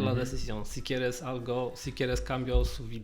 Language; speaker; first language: Spanish; non-native, learner; Polish